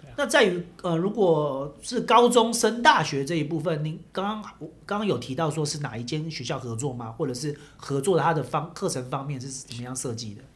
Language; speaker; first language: Chinese; native; Chinese